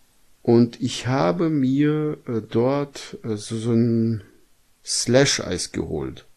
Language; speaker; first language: German; early bilingual, other home language; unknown